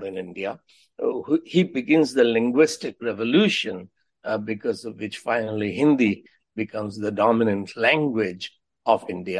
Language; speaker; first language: English; non-native, local second language; Hindi